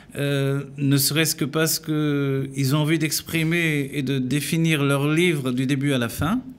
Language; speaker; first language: French; native; French